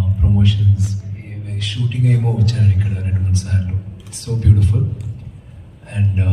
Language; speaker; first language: Telugu; non-native, learner; Tamil